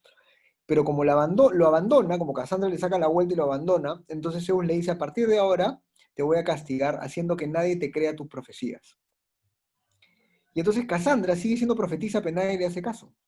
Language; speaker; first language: Spanish; native; Spanish